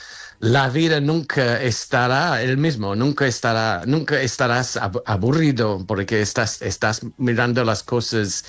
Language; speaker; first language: Spanish; non-native, fluent; English